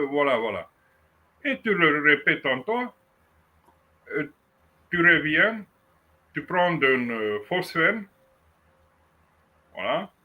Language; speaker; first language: French; non-native, fluent; Romanian